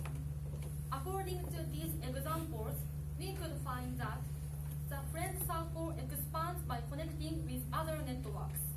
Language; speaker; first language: English; non-native, learner; Japanese